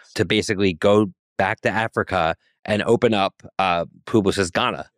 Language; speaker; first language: English; native; English